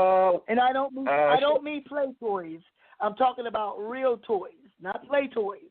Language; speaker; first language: English; native; English